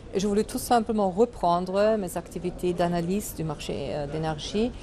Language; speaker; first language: French; non-native, fluent; German